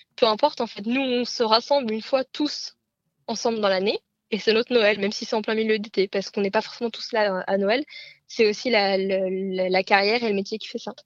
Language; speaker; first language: French; native; French